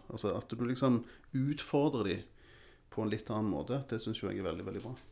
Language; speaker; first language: Norwegian; native; Norwegian